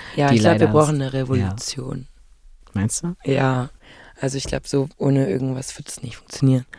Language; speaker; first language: German; native; German